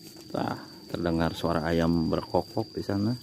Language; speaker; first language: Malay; non-native, local second language; Sundanese